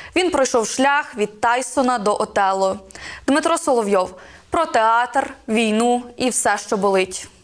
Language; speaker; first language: Ukrainian; native; Ukrainian